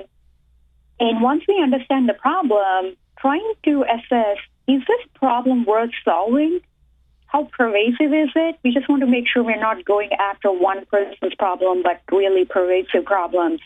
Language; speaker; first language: English; non-native, local second language; Telugu